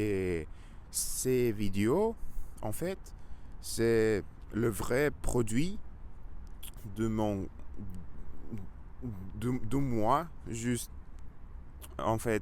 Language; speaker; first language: French; non-native, learner; Russian